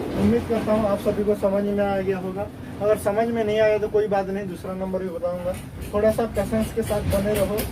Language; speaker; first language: Hindi; native; Hindi